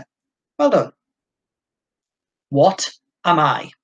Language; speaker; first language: English; native; English